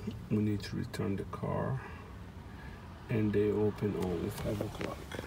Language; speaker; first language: English; non-native, fluent; Portuguese